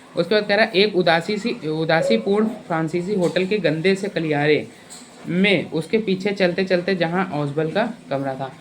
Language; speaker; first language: Hindi; native; Hindi